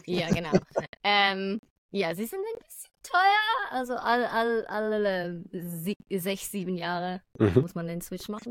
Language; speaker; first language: German; non-native, fluent; English